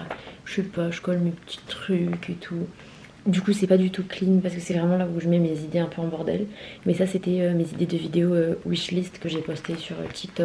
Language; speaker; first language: French; native; French